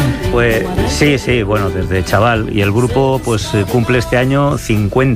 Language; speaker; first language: Spanish; native; Spanish